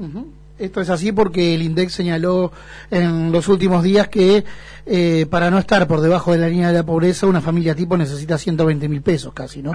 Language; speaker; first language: Spanish; native; Spanish